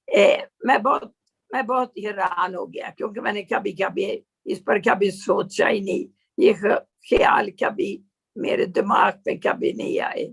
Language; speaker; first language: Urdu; non-native, learner; Swedish